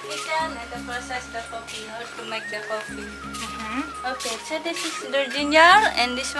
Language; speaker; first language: English; non-native, learner; Indonesian